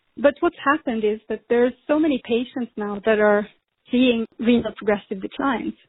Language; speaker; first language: English; non-native, fluent; Swedish